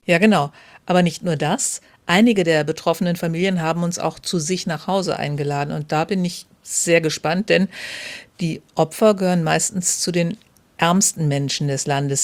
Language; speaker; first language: German; native; German